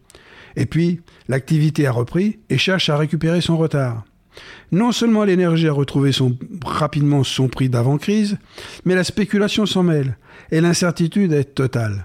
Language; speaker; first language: French; native; French